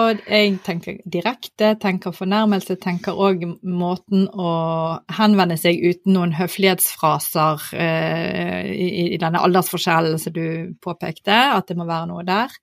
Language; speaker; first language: Norwegian; native; Norwegian